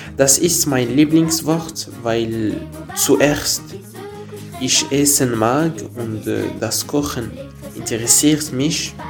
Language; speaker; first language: German; non-native, learner; Arabic